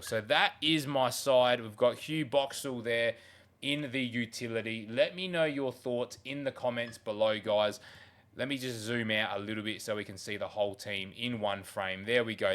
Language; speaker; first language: English; native; English